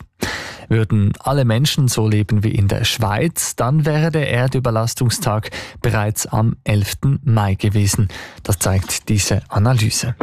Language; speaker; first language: German; native; German